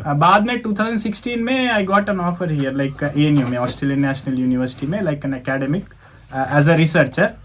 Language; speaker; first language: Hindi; non-native, local second language; Telugu